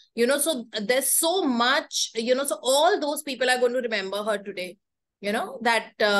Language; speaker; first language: Hindi; native; Hindi